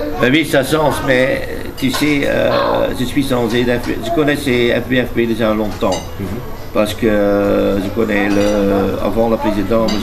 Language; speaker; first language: French; non-native, learner; Dutch